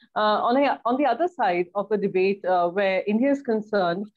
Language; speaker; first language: English; non-native, local second language; Hindi